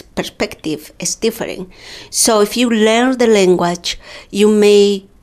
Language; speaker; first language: English; non-native, fluent; Quechua